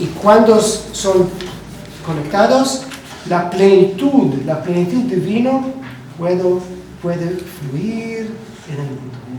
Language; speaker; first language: Spanish; non-native, learner; Hebrew